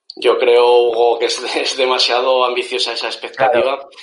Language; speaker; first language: Spanish; native; Spanish